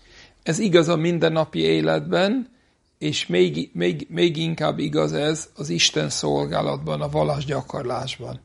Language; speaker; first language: Hungarian; non-native, fluent; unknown